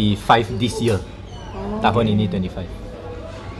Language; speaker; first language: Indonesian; non-native, learner; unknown